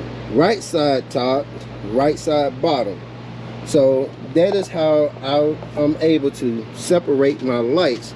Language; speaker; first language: English; native; English